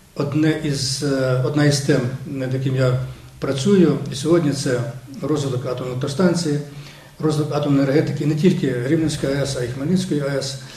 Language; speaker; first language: Ukrainian; native; Ukrainian